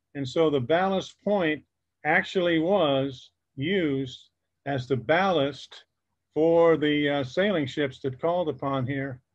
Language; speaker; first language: English; native; English